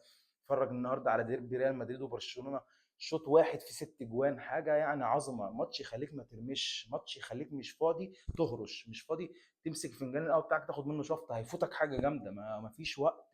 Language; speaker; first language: Arabic; native; Arabic